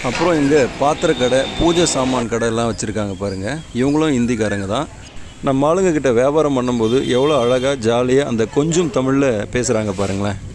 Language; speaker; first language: Tamil; native; Tamil